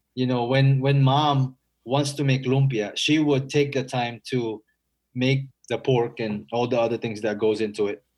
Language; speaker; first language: English; non-native, local second language; Filipino